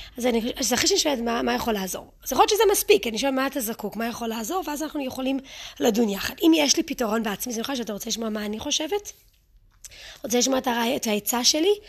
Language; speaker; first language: Hebrew; early bilingual, other home language; English